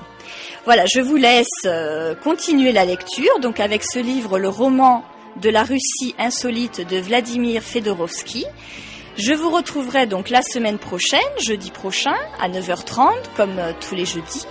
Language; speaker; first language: French; native; French